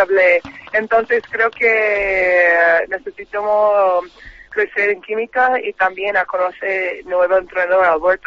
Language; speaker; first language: Spanish; non-native, learner; English